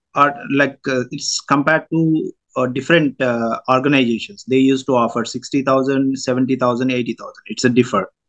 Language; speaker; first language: English; non-native, local second language; Telugu